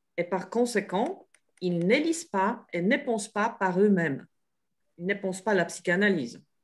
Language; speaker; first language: French; non-native, fluent; Polish